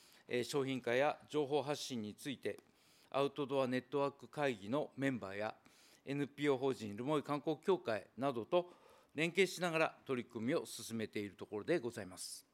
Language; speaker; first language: Japanese; native; Japanese